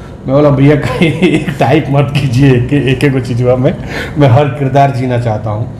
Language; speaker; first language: Hindi; native; Hindi